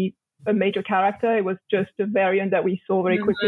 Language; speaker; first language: English; non-native, fluent; French